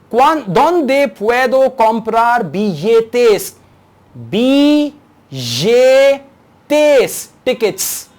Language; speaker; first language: Spanish; non-native, learner; Urdu